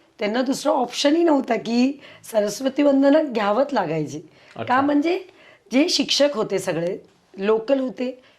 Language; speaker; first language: Marathi; early bilingual, heritage; Konkani